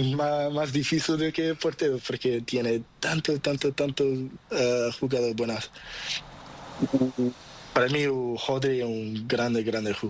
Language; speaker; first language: Spanish; non-native, learner; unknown